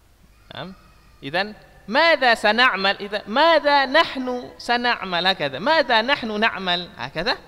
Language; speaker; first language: Arabic; non-native, fluent; Indonesian